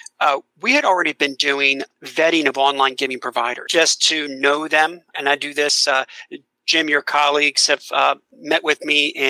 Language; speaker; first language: English; native; English